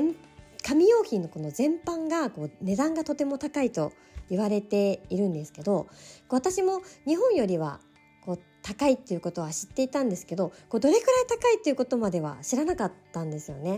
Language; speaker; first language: Japanese; native; Japanese